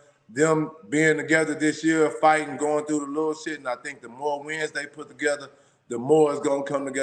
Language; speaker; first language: English; native; English